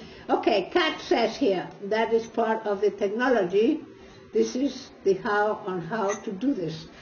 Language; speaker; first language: English; non-native, fluent; Spanish